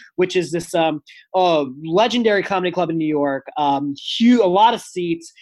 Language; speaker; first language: English; native; English